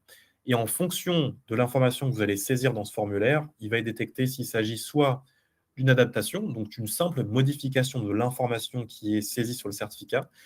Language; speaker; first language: French; native; French